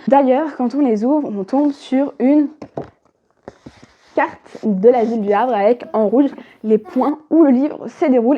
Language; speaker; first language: French; native; French